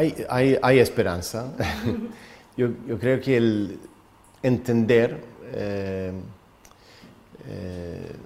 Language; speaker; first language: Spanish; non-native, fluent; Swedish